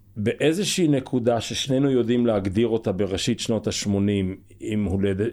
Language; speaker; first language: Hebrew; native; Hebrew